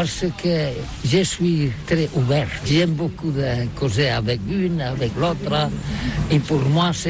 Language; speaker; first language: French; non-native, learner; Catalan